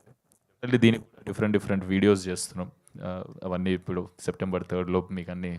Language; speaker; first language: Telugu; native; Telugu